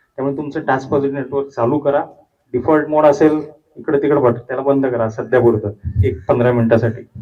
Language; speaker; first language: Marathi; non-native, local second language; Hindi